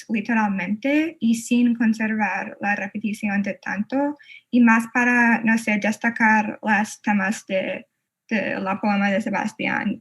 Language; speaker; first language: Spanish; non-native, fluent; English